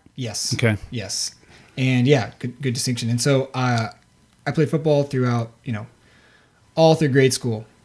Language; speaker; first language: English; native; English